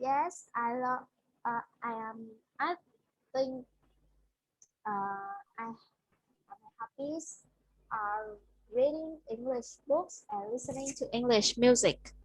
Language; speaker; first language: English; non-native, learner; Vietnamese